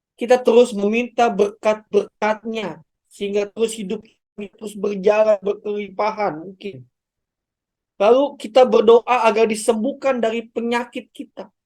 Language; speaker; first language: Indonesian; native; Indonesian